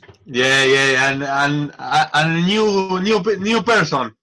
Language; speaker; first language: English; non-native, learner; Spanish